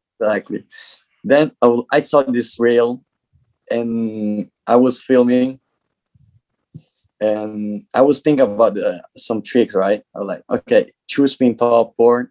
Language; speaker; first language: English; non-native, learner; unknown